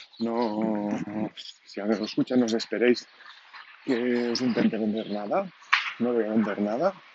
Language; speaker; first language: Spanish; non-native, local second language; Catalan